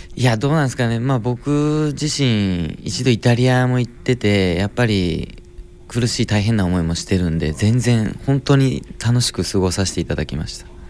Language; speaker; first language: Japanese; native; Japanese